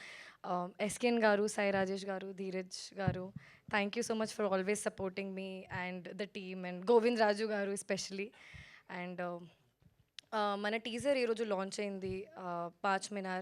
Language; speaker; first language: Telugu; non-native, fluent; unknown